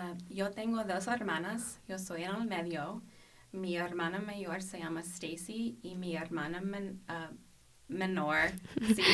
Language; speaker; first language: Spanish; non-native, learner; English